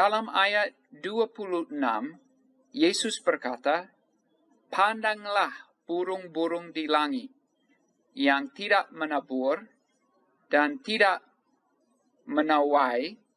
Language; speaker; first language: Indonesian; non-native, fluent; English